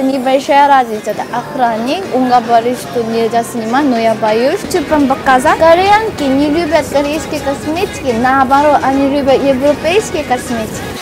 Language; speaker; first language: Russian; non-native, learner; Korean